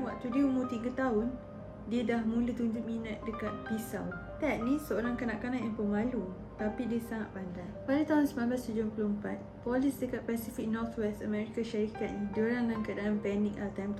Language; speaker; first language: Malay; native; Malay